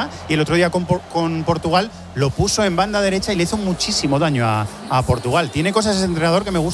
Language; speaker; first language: Spanish; native; Spanish